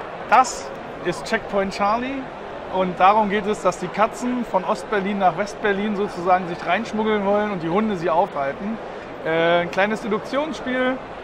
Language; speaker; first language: German; native; German